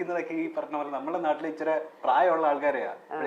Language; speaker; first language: Malayalam; native; Malayalam